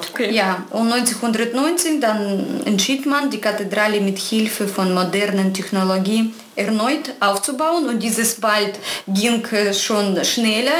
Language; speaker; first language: German; non-native, fluent; Russian